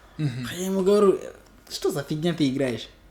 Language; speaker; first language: Russian; non-native, fluent; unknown